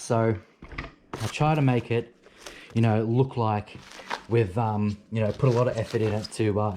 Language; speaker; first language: English; native; English